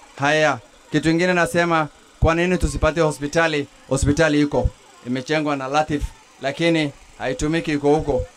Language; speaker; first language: Swahili; non-native, local second language; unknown